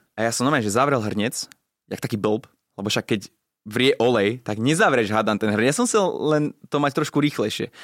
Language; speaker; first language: Slovak; early bilingual, other home language; Italian